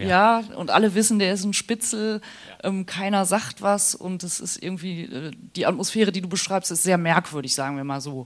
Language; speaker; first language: German; native; German